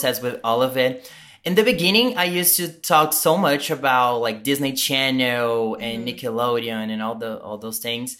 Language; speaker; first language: English; non-native, fluent; Portuguese